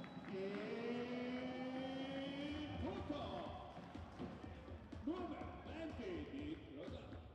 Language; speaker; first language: Italian; native; Italian